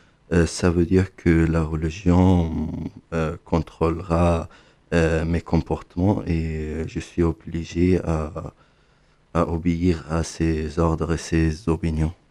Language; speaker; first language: French; non-native, fluent; Arabic